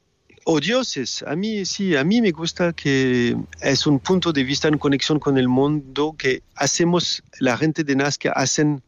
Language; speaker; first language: Spanish; non-native, fluent; French